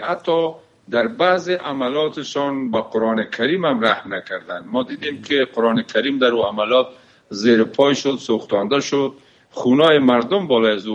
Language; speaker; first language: Persian; native; Persian